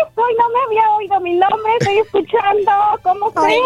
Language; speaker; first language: Spanish; native; Spanish